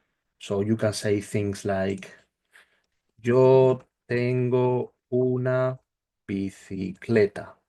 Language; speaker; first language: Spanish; non-native, learner; English